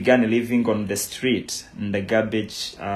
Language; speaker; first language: English; non-native, local second language; Kinyarwanda